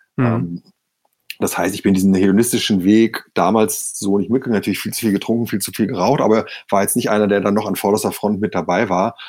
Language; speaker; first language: German; native; German